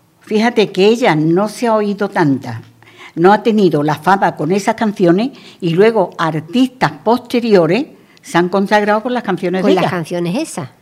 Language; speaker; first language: Spanish; native; Spanish